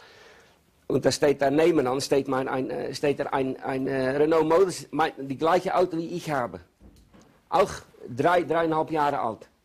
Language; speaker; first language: German; non-native, learner; Dutch